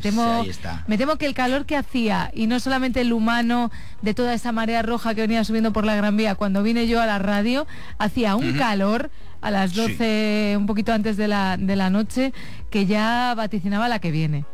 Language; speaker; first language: Spanish; native; Spanish